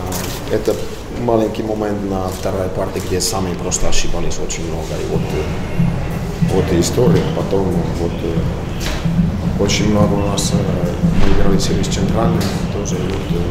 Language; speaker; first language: Russian; non-native, fluent; Finnish